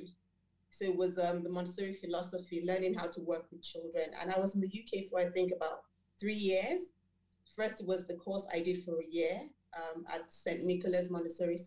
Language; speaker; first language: English; non-native, local second language; Yoruba